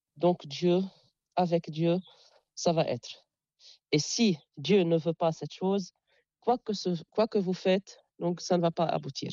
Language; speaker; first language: French; non-native, local second language; Arabic